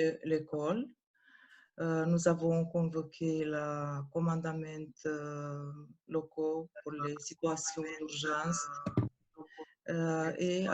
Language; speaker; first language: French; non-native, learner; Romanian